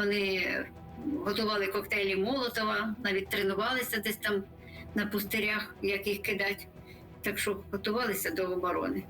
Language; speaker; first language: Ukrainian; native; Ukrainian